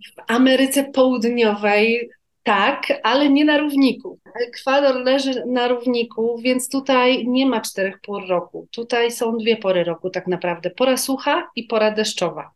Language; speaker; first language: Polish; native; Polish